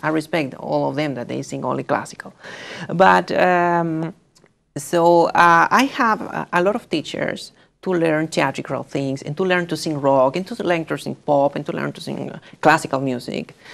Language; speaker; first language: English; non-native, fluent; Spanish